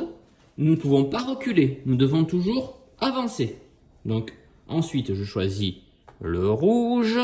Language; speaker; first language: French; native; French